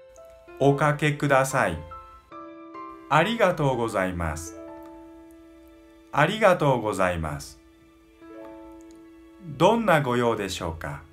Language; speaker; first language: Japanese; native; Japanese